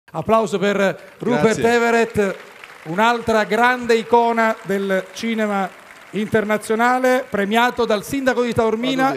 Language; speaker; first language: Italian; native; Italian